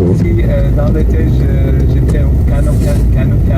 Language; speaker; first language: French; non-native, learner; Arabic